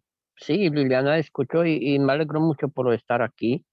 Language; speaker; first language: Spanish; non-native, fluent; Romanian